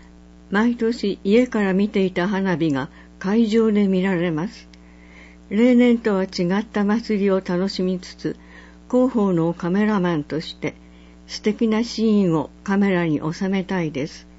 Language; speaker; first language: Japanese; native; Japanese